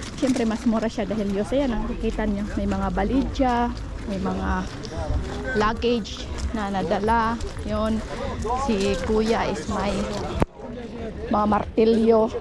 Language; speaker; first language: Filipino; native; Filipino